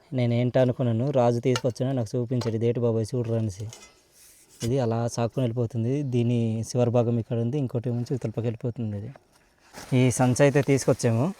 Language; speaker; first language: Telugu; non-native, local second language; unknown